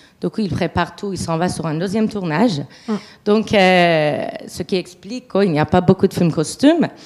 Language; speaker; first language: French; non-native, fluent; Persian